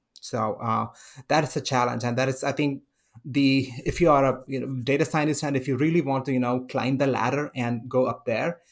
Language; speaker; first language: English; non-native, local second language; Malayalam